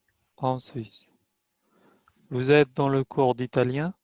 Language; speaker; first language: French; non-native, fluent; Albanian